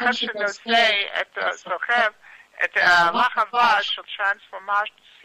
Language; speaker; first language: Hebrew; non-native, learner; English